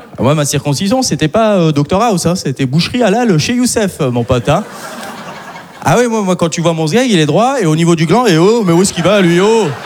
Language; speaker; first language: French; early bilingual, other home language; Arabic